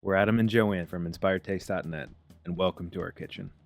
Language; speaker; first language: English; native; English